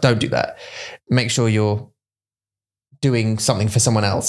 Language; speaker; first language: English; native; English